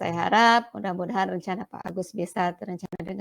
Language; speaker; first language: Indonesian; non-native, local second language; Sundanese